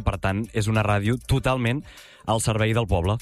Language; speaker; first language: Catalan; native; Catalan